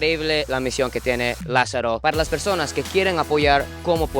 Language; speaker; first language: Spanish; non-native, fluent; Japanese